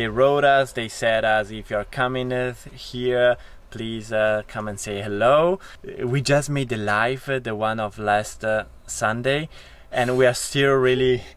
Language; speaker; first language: English; non-native, learner; Italian